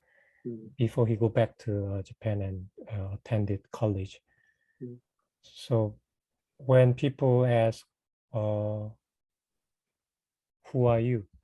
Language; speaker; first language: English; non-native, fluent; Korean